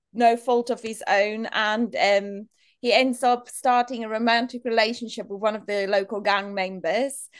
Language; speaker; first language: English; non-native, local second language; Afrikaans